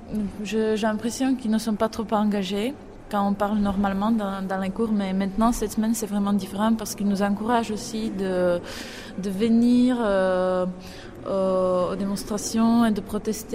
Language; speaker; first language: French; non-native, fluent; Czech